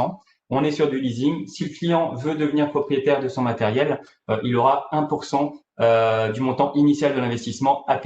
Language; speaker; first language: French; native; French